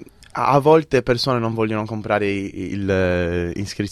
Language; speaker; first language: Italian; early bilingual, heritage; English